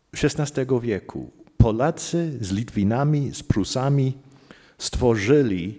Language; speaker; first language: Polish; non-native, fluent; English